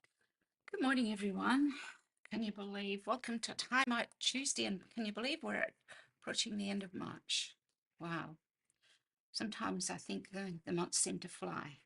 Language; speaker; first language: English; native; English